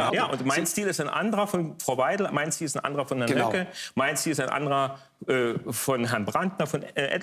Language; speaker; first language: German; native; German